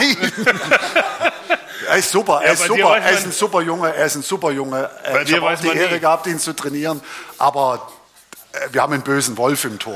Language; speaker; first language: German; native; German